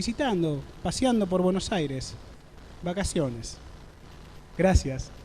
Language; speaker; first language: Spanish; native; Spanish